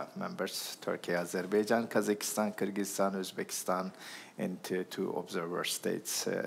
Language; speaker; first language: English; non-native, fluent; Turkish